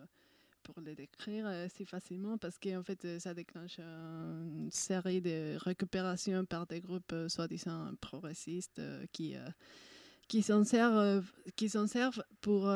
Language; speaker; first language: French; non-native, fluent; Spanish